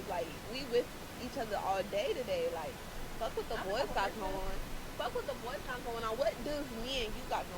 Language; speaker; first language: English; native; English